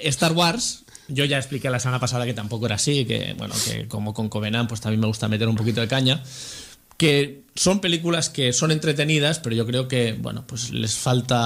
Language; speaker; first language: Spanish; native; Spanish